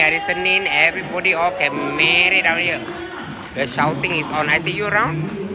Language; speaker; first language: English; non-native, local second language; Malay